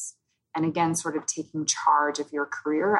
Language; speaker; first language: English; native; English